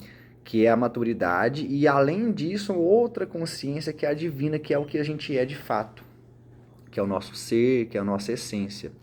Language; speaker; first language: Portuguese; native; Portuguese